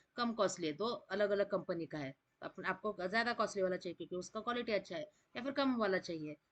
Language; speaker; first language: Hindi; non-native, local second language; Marathi